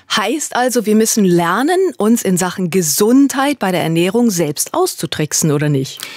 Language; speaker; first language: German; native; German